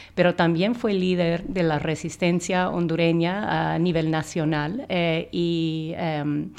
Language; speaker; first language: Spanish; non-native, fluent; English